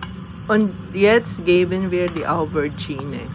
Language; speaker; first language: German; non-native, learner; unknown